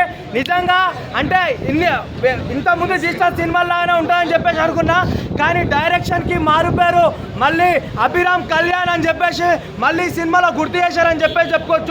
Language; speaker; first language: Telugu; native; Telugu